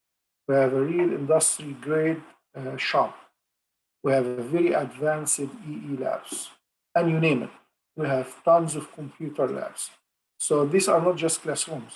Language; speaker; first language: English; non-native, fluent; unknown